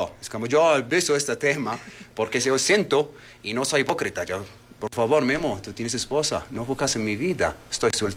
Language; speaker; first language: Spanish; non-native, learner; Arabic